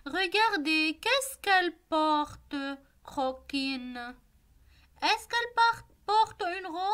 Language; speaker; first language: French; non-native, local second language; Arabic